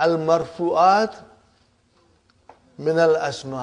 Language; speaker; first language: Arabic; non-native, fluent; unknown